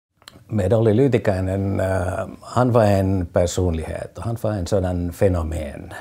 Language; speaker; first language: Swedish; non-native, fluent; Finnish